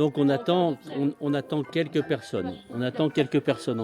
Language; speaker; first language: French; native; French